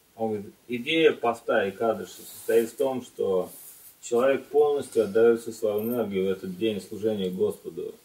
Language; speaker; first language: Russian; native; Russian